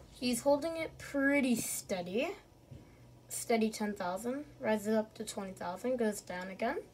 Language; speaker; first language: English; native; English